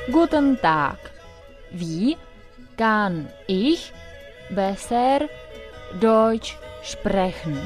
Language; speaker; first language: German; non-native, fluent; Czech